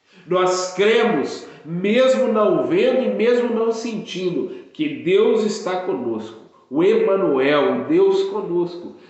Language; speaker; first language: Portuguese; native; Portuguese